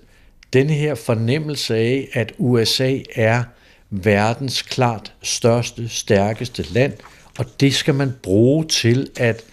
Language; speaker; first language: Danish; native; Danish